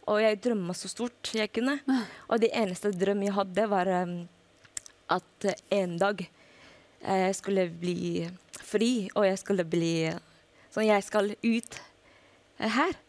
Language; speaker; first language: Norwegian; non-native, fluent; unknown